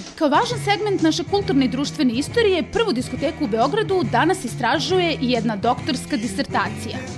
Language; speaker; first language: Serbian; native; Serbian